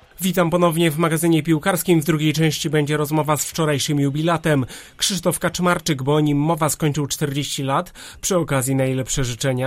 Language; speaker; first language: Polish; native; Polish